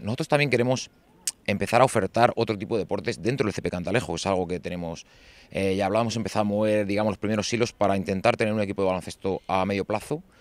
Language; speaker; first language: Spanish; native; Spanish